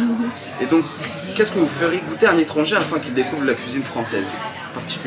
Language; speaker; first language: French; native; French